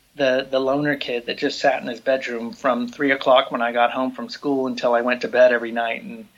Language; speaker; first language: English; native; English